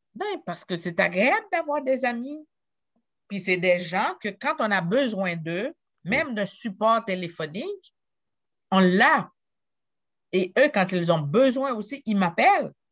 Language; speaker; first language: French; non-native, local second language; Haitian Creole